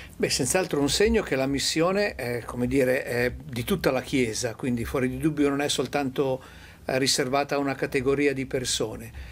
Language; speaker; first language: Italian; native; Italian